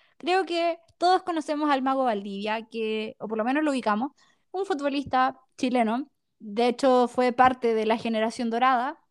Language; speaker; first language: Spanish; native; Spanish